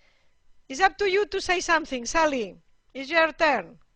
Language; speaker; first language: English; non-native, fluent; Catalan